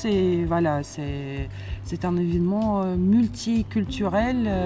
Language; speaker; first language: French; non-native, fluent; Russian